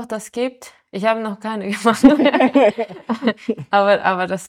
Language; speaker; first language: German; non-native, fluent; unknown